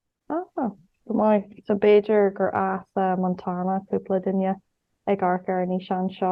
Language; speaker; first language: Irish; non-native, local second language; English